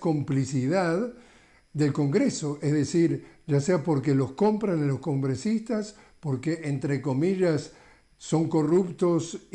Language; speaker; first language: Spanish; native; Spanish